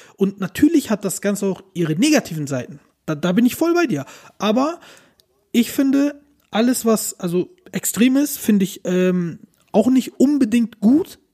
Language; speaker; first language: German; early bilingual, other home language; Turkish